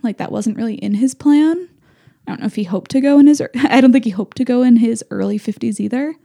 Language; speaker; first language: English; native; English